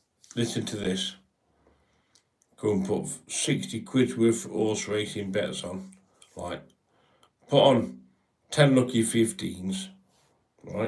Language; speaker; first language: English; native; English